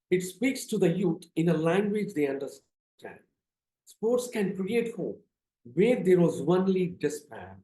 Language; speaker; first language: English; non-native, local second language; Tamil